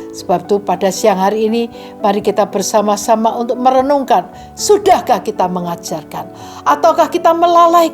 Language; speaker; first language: Indonesian; native; Indonesian